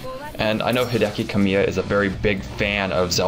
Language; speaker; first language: English; native; English